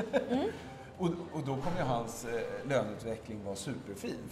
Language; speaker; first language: Swedish; native; Swedish